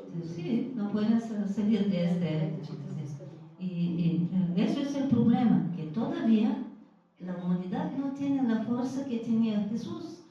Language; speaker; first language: Spanish; non-native, fluent; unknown